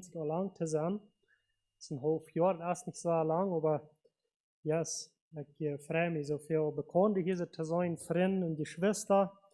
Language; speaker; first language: German; non-native, learner; Low German